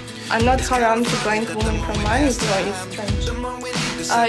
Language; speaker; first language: English; non-native, learner; Ukrainian